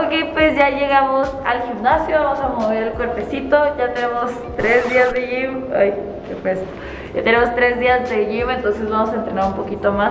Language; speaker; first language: Spanish; native; Spanish